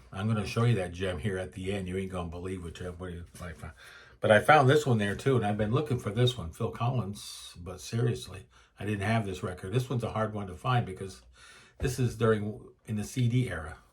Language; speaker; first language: English; native; English